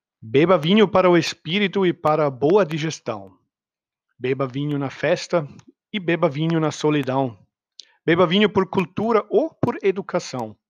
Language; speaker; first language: Portuguese; non-native, fluent; German